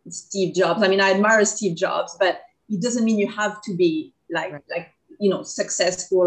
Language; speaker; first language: English; non-native, fluent; French